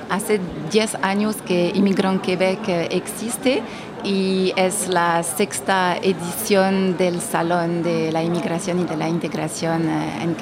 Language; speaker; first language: Spanish; non-native, fluent; French